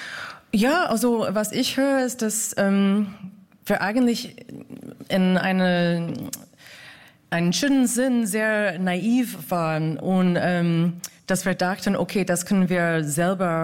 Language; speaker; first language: German; non-native, fluent; English